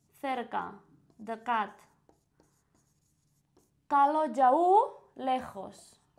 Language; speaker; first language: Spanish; non-native, fluent; Indonesian